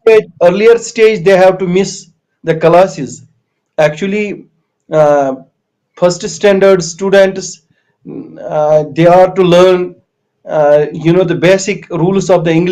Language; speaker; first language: English; non-native, local second language; Kashmiri